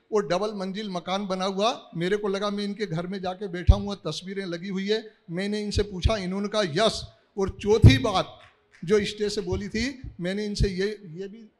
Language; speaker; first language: Hindi; native; Hindi